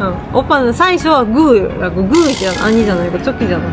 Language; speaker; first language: Korean; non-native, fluent; Japanese